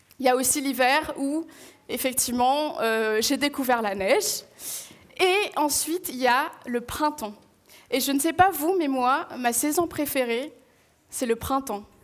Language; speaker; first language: French; non-native, local second language; Malagasy